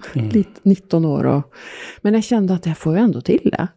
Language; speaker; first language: Swedish; non-native, fluent; Norwegian